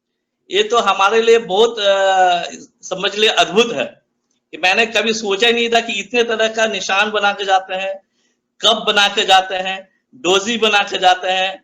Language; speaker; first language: Hindi; native; Hindi